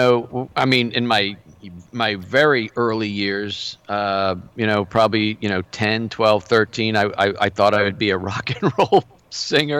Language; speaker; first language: English; native; English